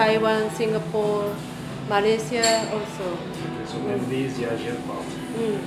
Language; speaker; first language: English; non-native, fluent; Japanese